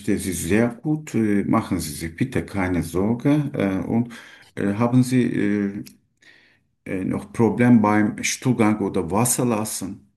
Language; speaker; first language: German; non-native, learner; Turkish